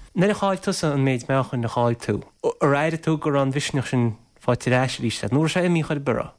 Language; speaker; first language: Irish; native; Irish